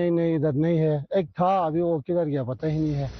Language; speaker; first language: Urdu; non-native, local second language; Balti